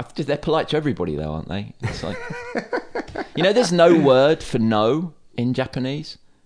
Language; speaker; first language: English; native; English